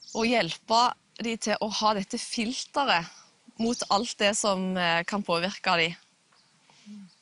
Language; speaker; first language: Norwegian; native; Norwegian